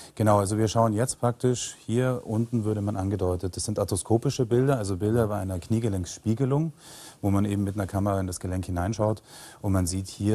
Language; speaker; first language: German; native; German